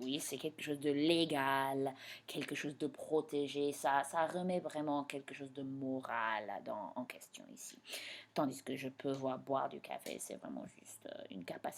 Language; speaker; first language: French; non-native, fluent; English